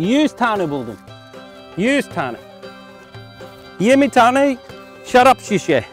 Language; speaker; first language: Turkish; non-native, learner; English